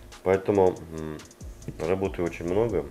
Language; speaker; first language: Russian; native; Russian